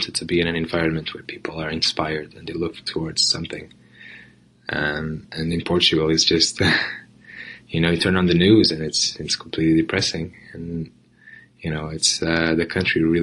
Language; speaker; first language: English; non-native, fluent; Portuguese